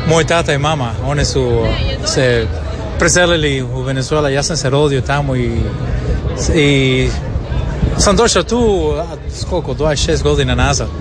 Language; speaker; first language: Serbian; early bilingual, heritage; Spanish